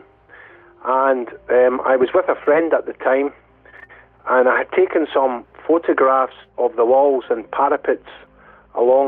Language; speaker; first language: English; native; English